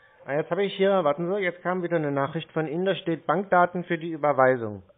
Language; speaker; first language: German; native; German